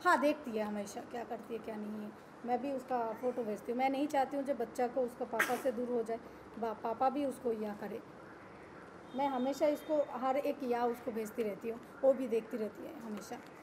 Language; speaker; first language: Hindi; non-native, local second language; Bangla